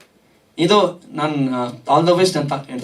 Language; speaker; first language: Kannada; non-native, learner; Hindi